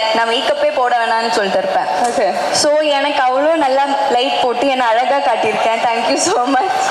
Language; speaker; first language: Tamil; non-native, local second language; Malayalam